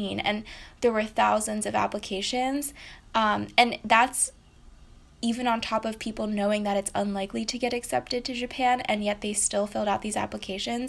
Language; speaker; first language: English; native; English